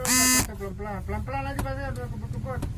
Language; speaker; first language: Indonesian; native; Indonesian